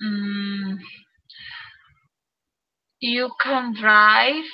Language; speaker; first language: English; non-native, learner; Spanish